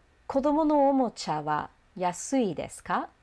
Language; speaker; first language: Japanese; non-native, fluent; English